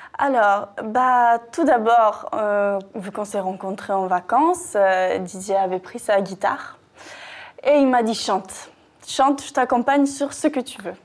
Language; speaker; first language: French; non-native, fluent; Russian